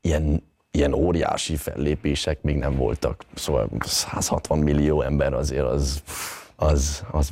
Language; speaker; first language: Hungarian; early bilingual, other home language; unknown